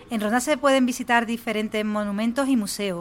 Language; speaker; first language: Spanish; native; Spanish